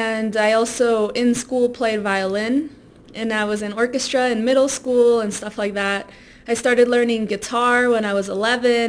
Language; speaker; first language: English; early bilingual, other home language; Spanish